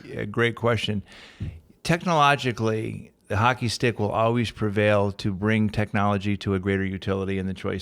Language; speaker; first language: English; native; English